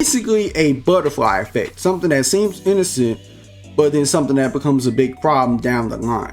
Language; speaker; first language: English; native; English